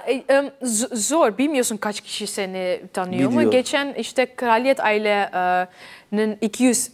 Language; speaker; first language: Turkish; early bilingual, heritage; Dutch